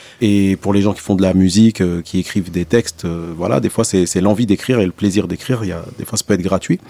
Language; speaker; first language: French; non-native, local second language; Arabic